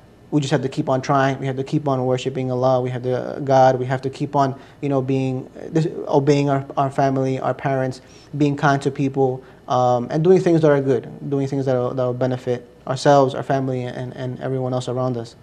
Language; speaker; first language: English; early bilingual, other home language; Spanish